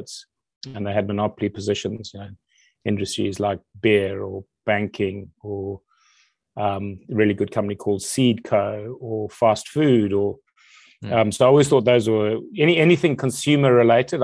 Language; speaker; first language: English; native; English